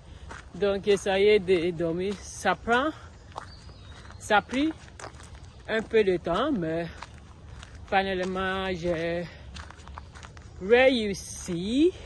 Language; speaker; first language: French; non-native, learner; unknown